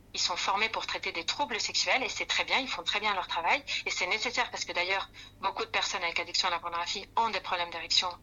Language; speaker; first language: French; non-native, fluent; Spanish